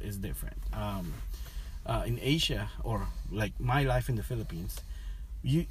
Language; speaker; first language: English; non-native, local second language; Filipino